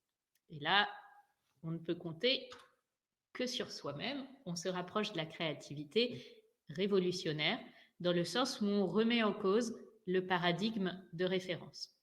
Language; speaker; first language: French; native; French